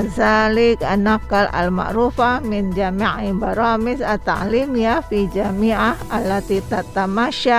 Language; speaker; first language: Arabic; non-native, fluent; Indonesian